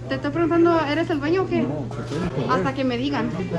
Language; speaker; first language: Spanish; early bilingual, heritage; Spanish